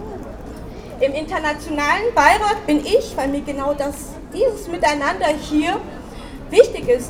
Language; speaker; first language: German; early bilingual, other home language; Turkish